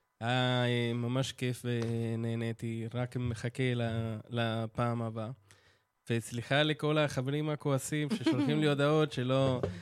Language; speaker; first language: Hebrew; non-native, fluent; Spanish